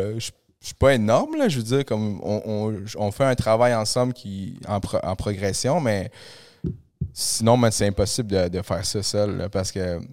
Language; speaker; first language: French; early bilingual, other home language; Spanish